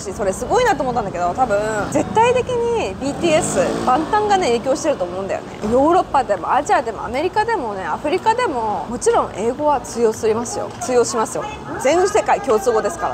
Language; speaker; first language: Japanese; native; Japanese